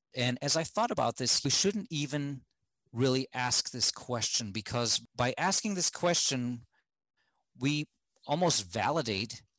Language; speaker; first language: English; non-native, fluent; German